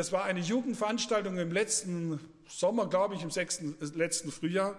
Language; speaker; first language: German; native; German